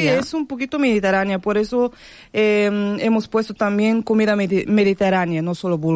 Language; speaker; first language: Spanish; non-native, fluent; Bulgarian